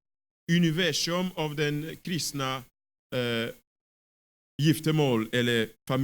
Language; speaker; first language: Swedish; non-native, fluent; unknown